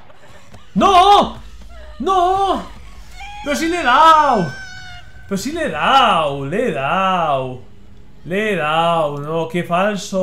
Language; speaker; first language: Spanish; native; Spanish